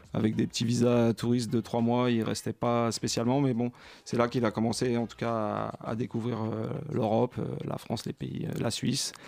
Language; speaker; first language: French; native; French